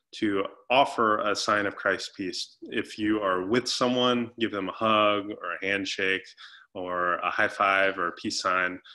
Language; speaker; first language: English; native; English